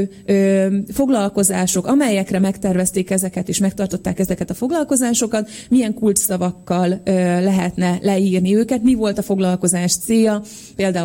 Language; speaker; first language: Hungarian; native; Hungarian